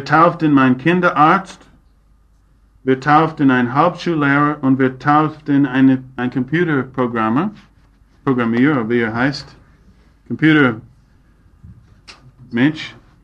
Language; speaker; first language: German; non-native, fluent; English